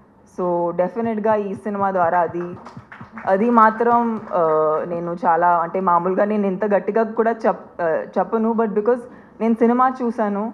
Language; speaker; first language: Telugu; non-native, fluent; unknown